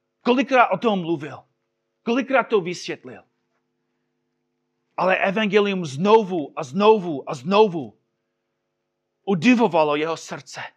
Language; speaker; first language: Czech; non-native, fluent; English